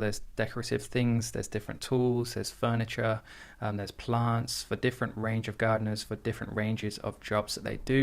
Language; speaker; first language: English; native; English